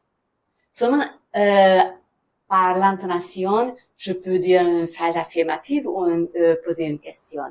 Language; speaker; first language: French; non-native, fluent; German